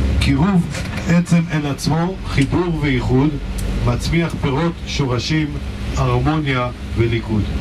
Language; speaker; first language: Hebrew; native; Hebrew